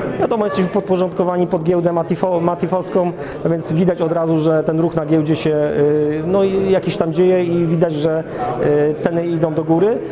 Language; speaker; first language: Polish; native; Polish